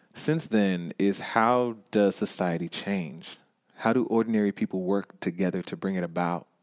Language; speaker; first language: English; native; English